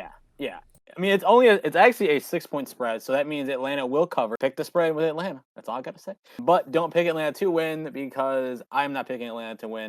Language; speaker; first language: English; native; English